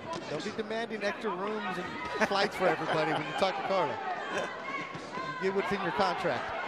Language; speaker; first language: English; early bilingual, other home language; Spanish